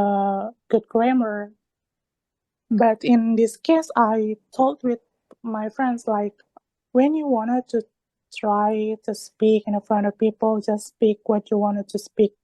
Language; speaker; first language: English; non-native, learner; Indonesian